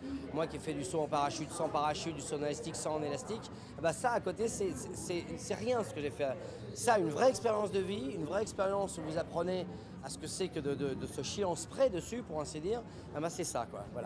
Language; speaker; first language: French; native; French